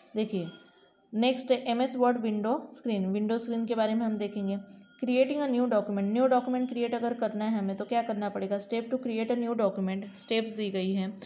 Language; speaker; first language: Hindi; non-native, local second language; Gujarati